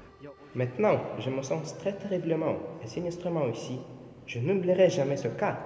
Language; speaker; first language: French; non-native, learner; Russian